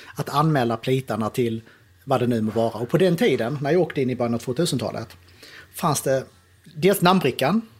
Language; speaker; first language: Swedish; native; Swedish